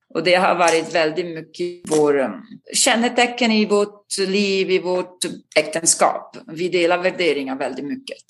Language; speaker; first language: Swedish; non-native, fluent; Italian